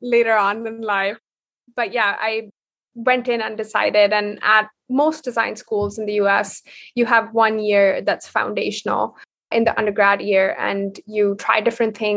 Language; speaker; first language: English; non-native, local second language; Hindi